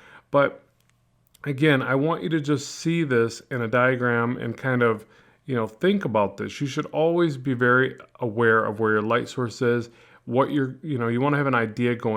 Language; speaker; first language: English; native; English